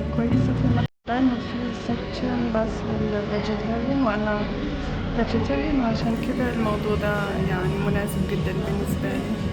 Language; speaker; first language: Egyptian Arabic; non-native, fluent; German